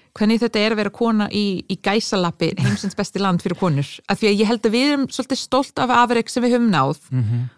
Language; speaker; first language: Icelandic; non-native, fluent; English